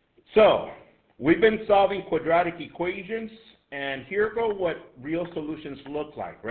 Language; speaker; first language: English; native; English